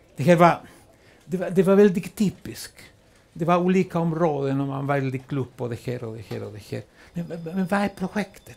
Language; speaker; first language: Swedish; non-native, fluent; Spanish